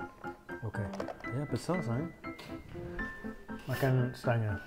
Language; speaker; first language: Indonesian; non-native, learner; English